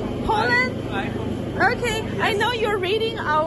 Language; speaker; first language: English; non-native, fluent; Chinese